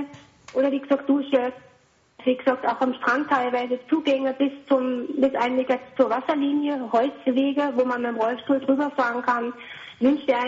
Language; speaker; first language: German; native; German